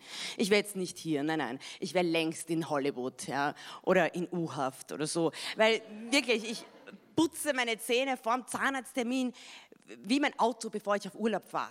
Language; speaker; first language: German; native; German